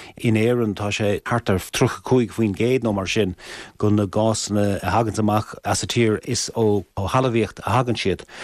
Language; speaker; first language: Irish; native; Irish